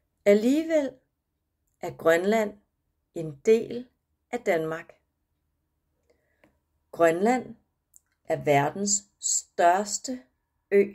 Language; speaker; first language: Danish; non-native, fluent; Japanese